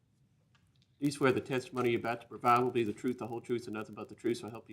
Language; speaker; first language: English; native; English